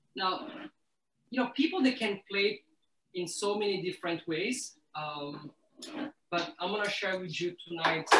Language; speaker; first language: English; early bilingual, other home language; Somali